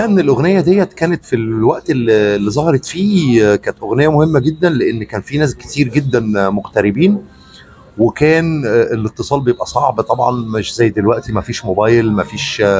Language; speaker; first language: Arabic; native; Arabic